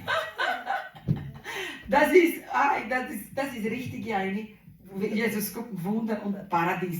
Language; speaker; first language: German; non-native, learner; Portuguese